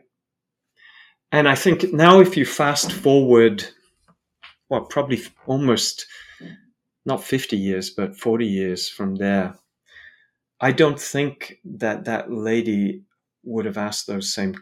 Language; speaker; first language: English; native; English